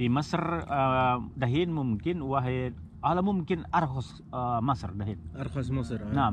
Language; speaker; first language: Arabic; non-native, learner; Indonesian